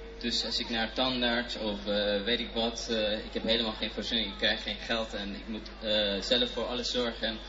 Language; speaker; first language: Dutch; non-native, fluent; Persian